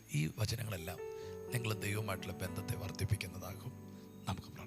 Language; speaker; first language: Malayalam; native; Malayalam